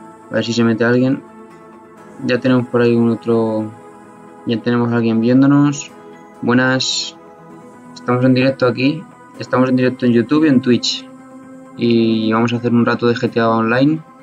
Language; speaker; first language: Spanish; native; Spanish